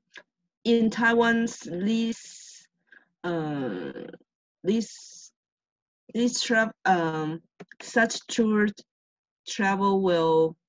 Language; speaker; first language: English; non-native, learner; Chinese